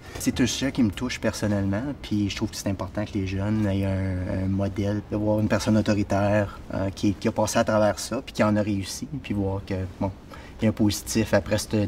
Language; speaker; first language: French; native; French